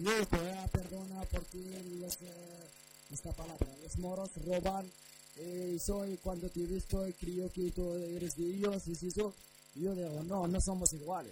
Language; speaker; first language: Spanish; non-native, learner; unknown